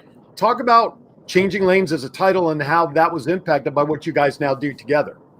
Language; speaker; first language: English; native; English